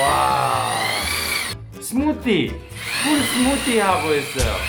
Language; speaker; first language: Korean; non-native, learner; Italian